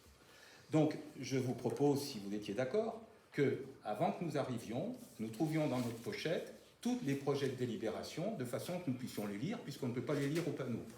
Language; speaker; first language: French; native; French